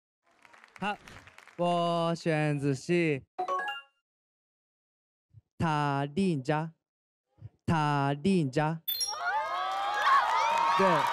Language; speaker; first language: Chinese; non-native, learner; Japanese